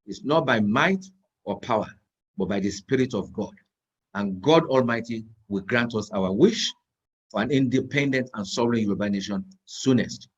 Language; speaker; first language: English; non-native, local second language; Yoruba